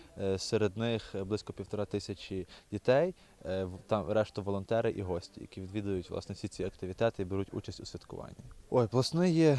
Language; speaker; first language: Ukrainian; native; Ukrainian